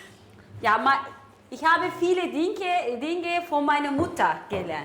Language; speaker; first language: German; non-native, learner; Turkish